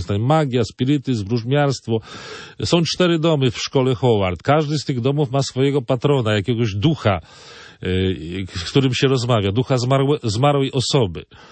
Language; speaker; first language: Polish; native; Polish